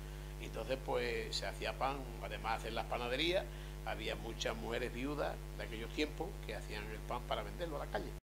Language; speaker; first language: Spanish; native; Spanish